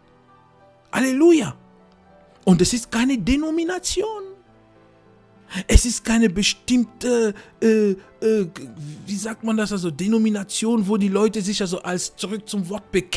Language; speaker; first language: German; non-native, fluent; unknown